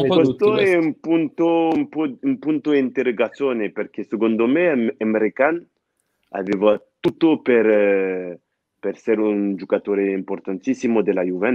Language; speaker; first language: Italian; non-native, fluent; French